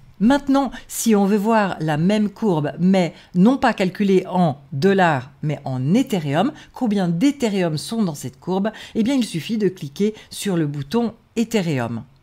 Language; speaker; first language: French; native; French